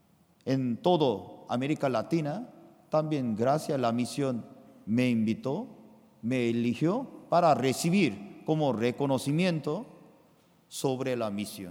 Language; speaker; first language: Spanish; non-native, fluent; Korean